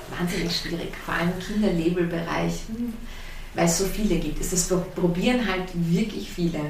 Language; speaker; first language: German; early bilingual, heritage; German